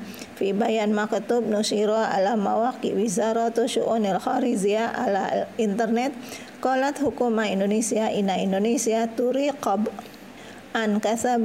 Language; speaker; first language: Arabic; non-native, learner; Indonesian